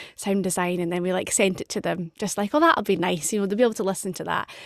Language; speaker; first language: English; native; English